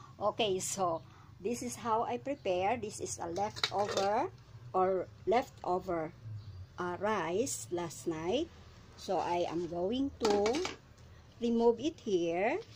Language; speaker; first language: English; non-native, local second language; Filipino